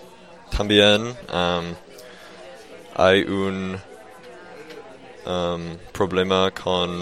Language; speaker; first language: Spanish; non-native, learner; English